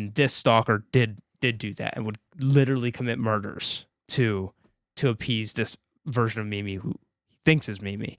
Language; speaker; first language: English; native; English